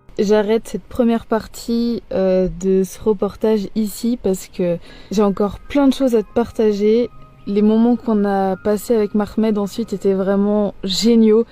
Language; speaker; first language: French; native; French